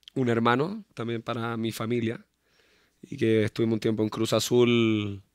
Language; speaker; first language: Spanish; native; Spanish